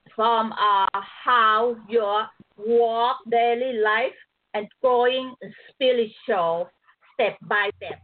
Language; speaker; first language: English; non-native, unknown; Thai